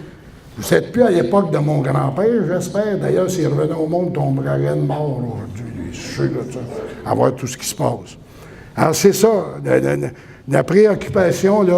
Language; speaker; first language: French; native; French